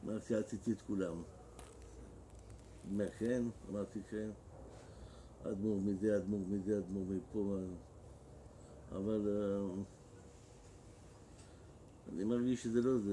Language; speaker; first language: Hebrew; non-native, fluent; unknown